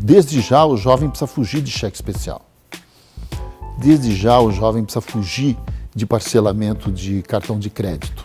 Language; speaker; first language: Portuguese; native; Portuguese